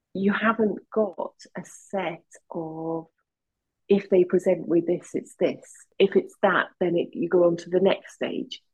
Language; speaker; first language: English; native; English